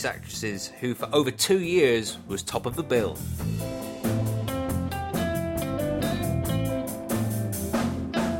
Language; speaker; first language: English; native; English